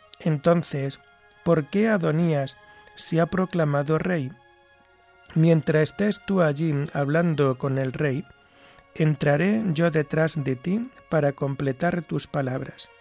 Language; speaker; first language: Spanish; native; Spanish